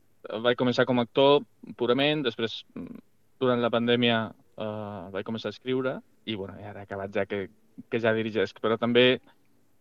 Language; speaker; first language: Catalan; non-native, fluent; Spanish